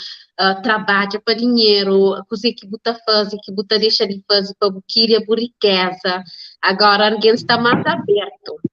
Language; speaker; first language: Portuguese; non-native, learner; Kabuverdianu